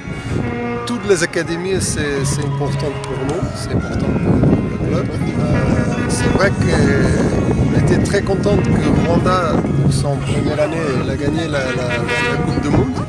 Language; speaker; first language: French; non-native, fluent; Portuguese